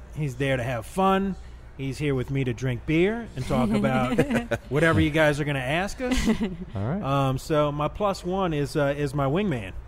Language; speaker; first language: English; native; English